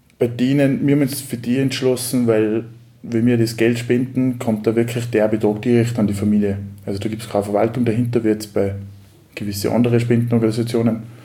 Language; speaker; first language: German; native; German